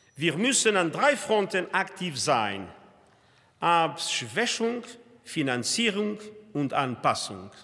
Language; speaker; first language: German; non-native, fluent; Portuguese